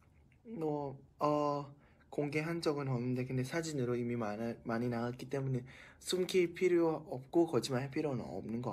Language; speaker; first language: Korean; non-native, fluent; Thai